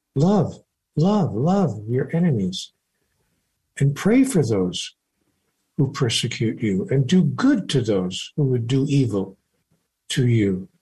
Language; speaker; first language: English; native; English